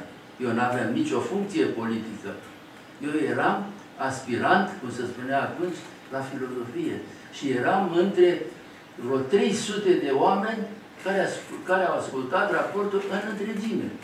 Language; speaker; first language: Romanian; native; Romanian